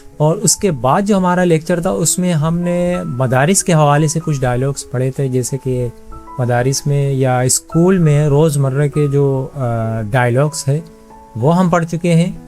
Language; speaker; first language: Urdu; native; Urdu